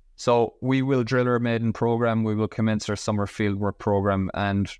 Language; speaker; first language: English; native; English